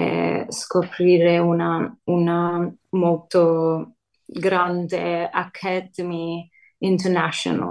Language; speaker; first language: Italian; early bilingual, heritage; English